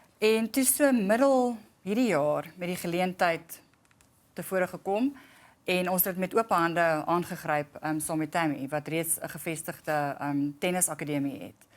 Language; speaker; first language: Afrikaans; native; Afrikaans